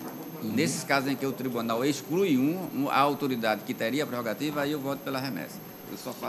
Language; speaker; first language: Portuguese; native; Portuguese